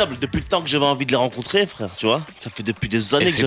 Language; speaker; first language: French; native; French